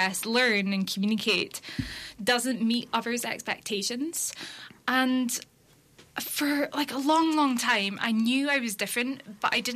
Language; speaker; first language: English; native; English